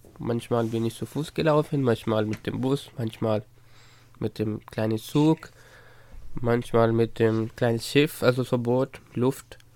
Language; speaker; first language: German; non-native, learner; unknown